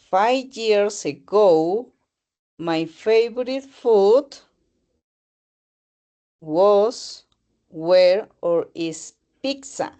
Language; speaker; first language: English; non-native, learner; Spanish